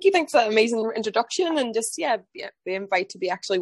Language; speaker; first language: English; native; English